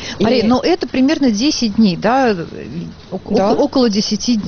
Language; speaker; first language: Russian; native; Russian